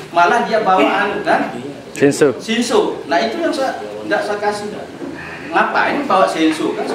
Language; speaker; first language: Indonesian; non-native, local second language; Sasak